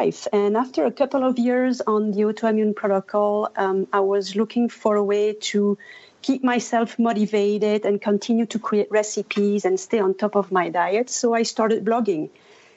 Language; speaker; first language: English; non-native, fluent; French